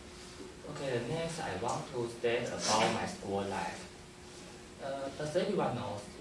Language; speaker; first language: English; non-native, learner; Chinese